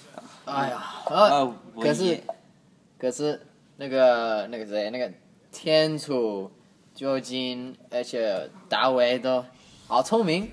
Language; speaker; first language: Chinese; non-native, learner; English